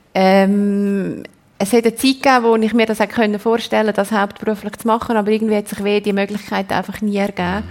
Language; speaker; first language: German; native; German